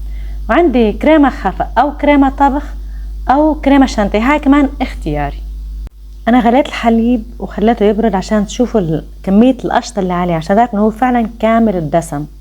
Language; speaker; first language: Arabic; native; Arabic